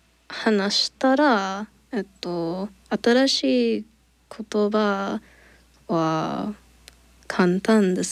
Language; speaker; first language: Japanese; non-native, learner; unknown